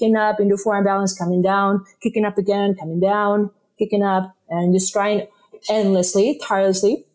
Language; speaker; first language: English; non-native, fluent; Spanish